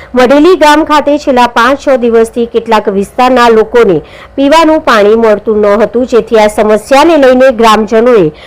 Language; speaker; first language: Gujarati; native; Gujarati